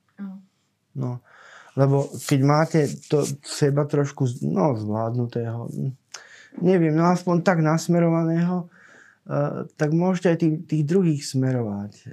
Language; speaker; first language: Slovak; native; Slovak